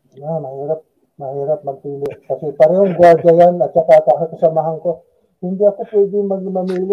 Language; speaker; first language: Filipino; non-native, local second language; Cebuano